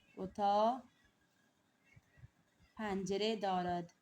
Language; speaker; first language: Persian; non-native, fluent; Urdu